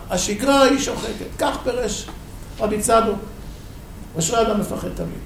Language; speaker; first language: Hebrew; non-native, fluent; English